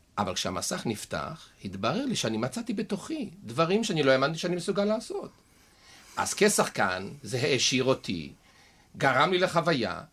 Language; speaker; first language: Hebrew; native; Hebrew